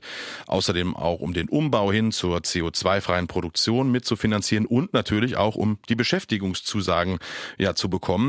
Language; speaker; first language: German; native; German